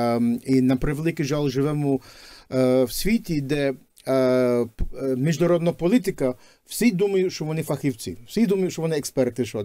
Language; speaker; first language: Ukrainian; early bilingual, heritage; Ukrainian